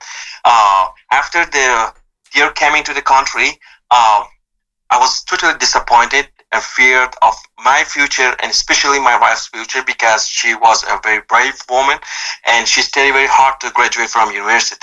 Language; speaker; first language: English; non-native, fluent; Persian